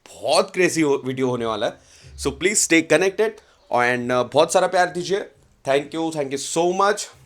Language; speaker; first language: Hindi; non-native, local second language; Marathi